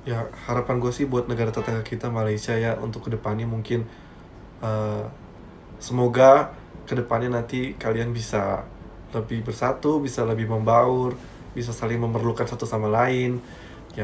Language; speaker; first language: Indonesian; native; Indonesian